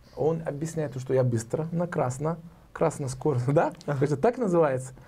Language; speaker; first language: Russian; non-native, learner; Arabic